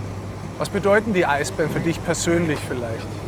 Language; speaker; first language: German; native; German